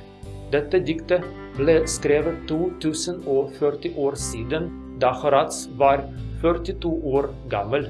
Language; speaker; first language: Norwegian; non-native, learner; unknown